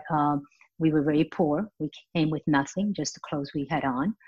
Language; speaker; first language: English; early bilingual, other home language; Spanish